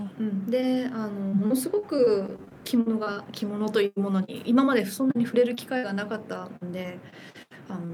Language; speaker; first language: Japanese; early bilingual, heritage; Japanese